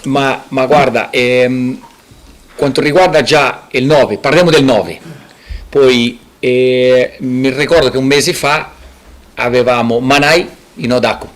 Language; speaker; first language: Italian; non-native, fluent; Portuguese